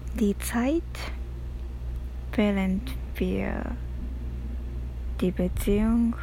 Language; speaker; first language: German; non-native, learner; Japanese